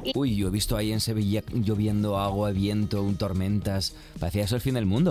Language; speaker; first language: Spanish; native; Spanish